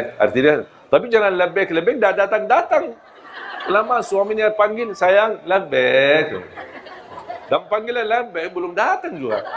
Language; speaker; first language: Malay; non-native, fluent; Arabic